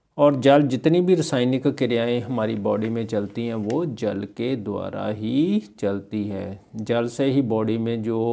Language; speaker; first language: Hindi; non-native, local second language; Punjabi